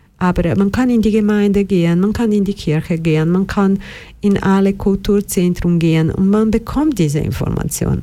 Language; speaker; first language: German; non-native, fluent; Portuguese